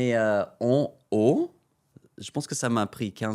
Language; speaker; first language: French; non-native, fluent; English